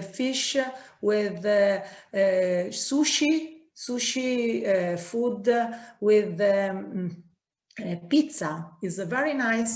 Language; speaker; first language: English; non-native, learner; Italian